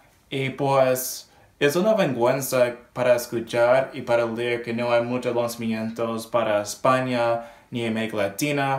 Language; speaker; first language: Spanish; non-native, learner; English